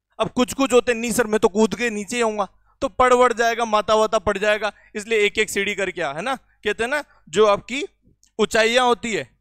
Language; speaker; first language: Hindi; native; Hindi